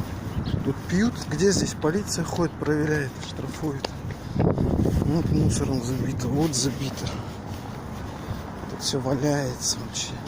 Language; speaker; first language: Russian; native; Russian